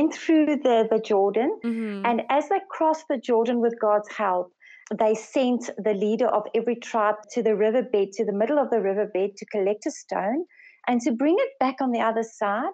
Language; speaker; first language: English; non-native, local second language; Afrikaans